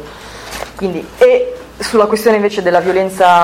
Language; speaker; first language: Italian; native; Italian